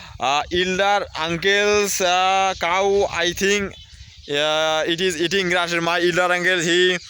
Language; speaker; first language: English; non-native, learner; Bangla